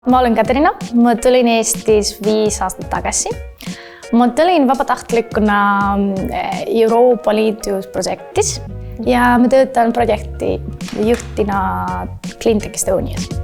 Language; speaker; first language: Estonian; non-native, learner; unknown